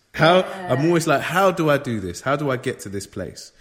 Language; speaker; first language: English; native; English